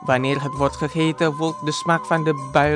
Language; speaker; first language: Dutch; non-native, fluent; Indonesian